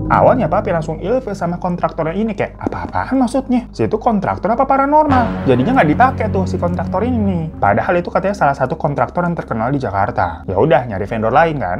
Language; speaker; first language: Indonesian; native; Indonesian